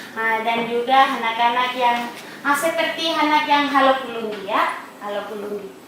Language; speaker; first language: Indonesian; non-native, local second language; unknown